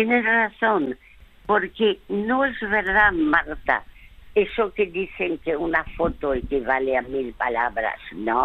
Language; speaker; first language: Spanish; early bilingual, other home language; French